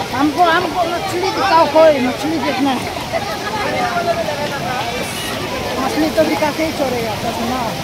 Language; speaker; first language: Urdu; non-native, local second language; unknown